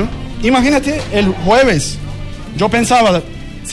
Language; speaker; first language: Spanish; non-native, learner; Turkish